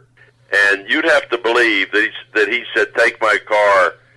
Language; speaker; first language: English; native; English